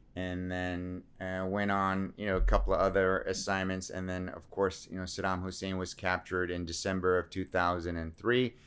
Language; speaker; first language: English; early bilingual, other home language; Assyrian Neo-Aramaic